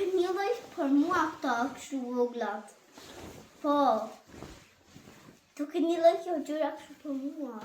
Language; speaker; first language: Albanian; early bilingual, heritage; Albanian